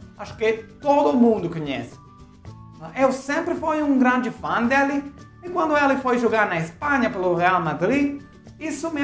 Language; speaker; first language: Portuguese; non-native, fluent; Italian